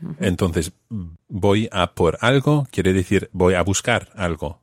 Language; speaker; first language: Spanish; non-native, fluent; English